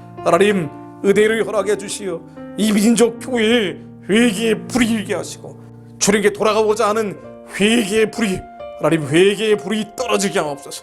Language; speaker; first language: Korean; native; Korean